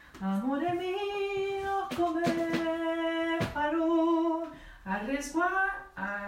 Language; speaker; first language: Italian; non-native, learner; Spanish